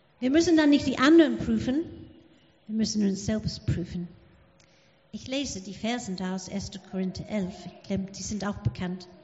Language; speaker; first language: German; non-native, fluent; English